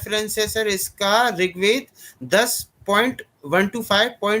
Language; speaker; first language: Hindi; native; Hindi